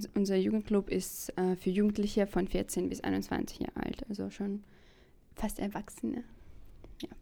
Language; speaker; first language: German; non-native, fluent; Russian